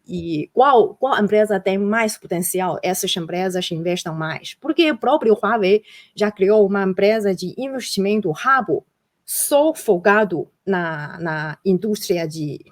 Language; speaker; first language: Portuguese; non-native, fluent; Chinese